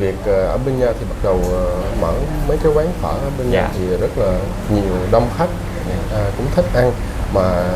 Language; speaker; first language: Vietnamese; early bilingual, heritage; Vietnamese